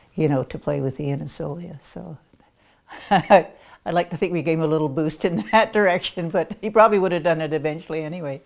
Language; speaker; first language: English; native; English